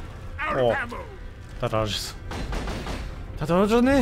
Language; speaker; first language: Korean; non-native, learner; German